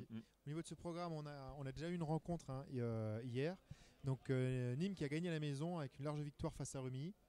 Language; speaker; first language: French; native; French